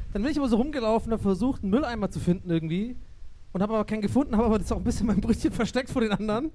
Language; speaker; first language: German; native; German